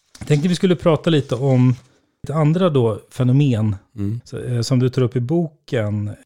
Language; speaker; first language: Swedish; native; Swedish